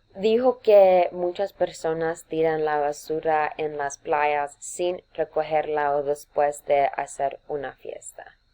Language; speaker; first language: Spanish; non-native, learner; English